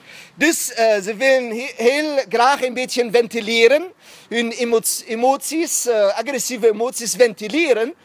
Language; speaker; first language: Dutch; non-native, fluent; German